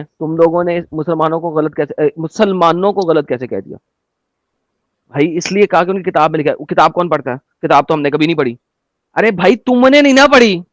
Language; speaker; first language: Hindi; native; Hindi